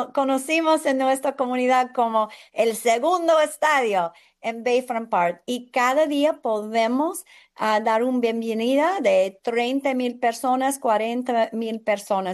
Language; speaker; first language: Spanish; non-native, fluent; English